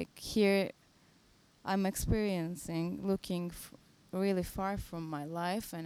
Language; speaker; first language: English; non-native, fluent; Turkish